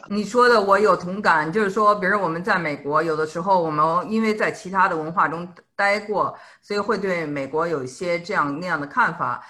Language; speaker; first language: Chinese; native; Chinese